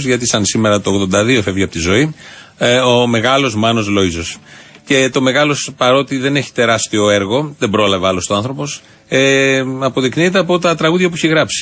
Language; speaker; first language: Greek; native; Greek